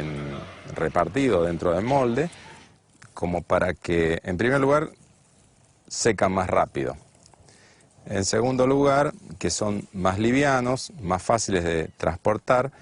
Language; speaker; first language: Spanish; native; Spanish